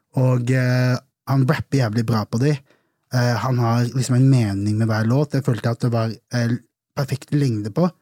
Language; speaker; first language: Norwegian; early bilingual, other home language; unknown